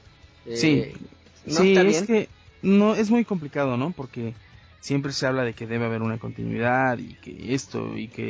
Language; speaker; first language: Spanish; native; Spanish